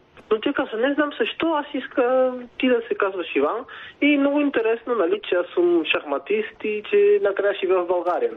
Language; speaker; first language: Bulgarian; non-native, fluent; Spanish